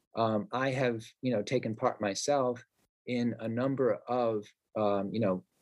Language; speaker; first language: English; native; English